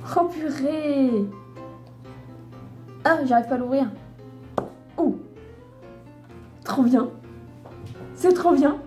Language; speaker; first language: French; native; French